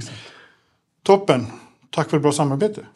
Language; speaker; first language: Swedish; native; Swedish